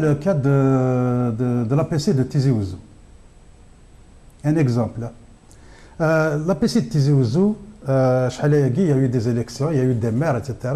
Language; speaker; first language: French; non-native, local second language; Kabyle